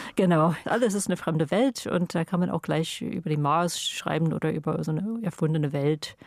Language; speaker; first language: German; non-native, fluent; English